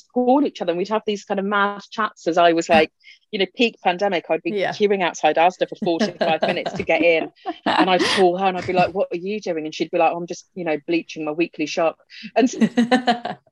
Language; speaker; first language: English; non-native, local second language; Punjabi